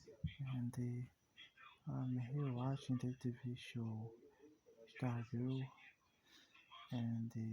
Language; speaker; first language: English; non-native, learner; Portuguese